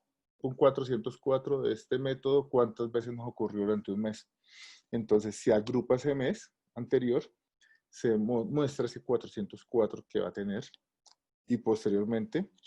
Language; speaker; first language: Spanish; native; Spanish